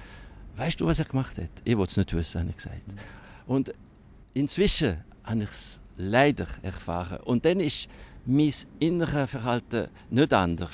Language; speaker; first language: German; non-native, local second language; French